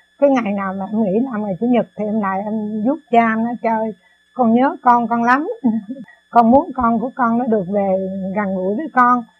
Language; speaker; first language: Vietnamese; native; Vietnamese